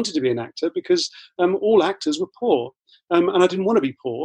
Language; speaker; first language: English; native; English